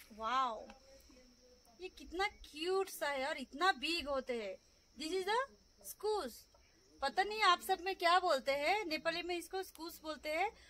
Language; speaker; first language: Hindi; non-native, local second language; Bangla